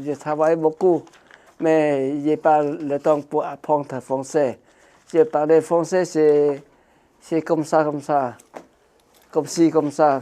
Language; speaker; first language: French; non-native, learner; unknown